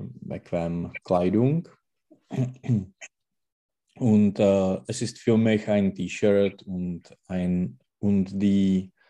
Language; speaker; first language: German; non-native, learner; Czech